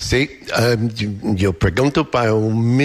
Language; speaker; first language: Spanish; non-native, learner; English